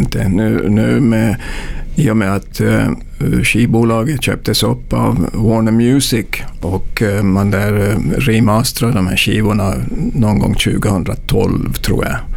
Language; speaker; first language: Swedish; native; Swedish